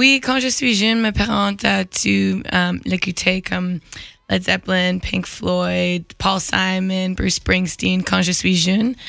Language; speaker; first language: French; non-native, learner; English